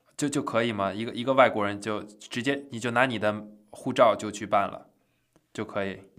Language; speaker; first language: Chinese; native; Chinese